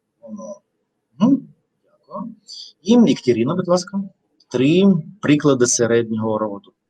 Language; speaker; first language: Ukrainian; non-native, fluent; Russian